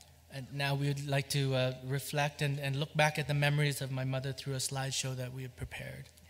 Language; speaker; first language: English; early bilingual, other home language; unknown